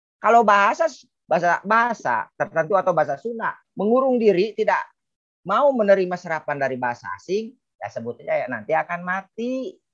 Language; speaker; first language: Indonesian; non-native, local second language; Sundanese